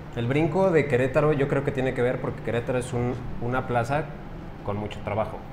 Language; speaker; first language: Spanish; native; Spanish